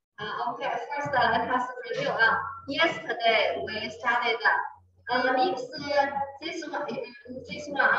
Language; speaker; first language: English; non-native, learner; Chinese